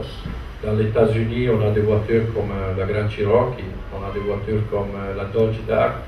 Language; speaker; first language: French; non-native, fluent; Italian